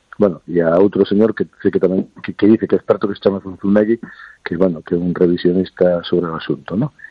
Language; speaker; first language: Galician; non-native, local second language; Spanish